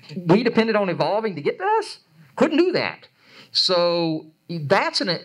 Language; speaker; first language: English; native; English